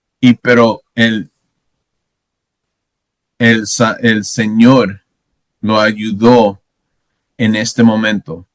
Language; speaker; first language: Spanish; non-native, learner; English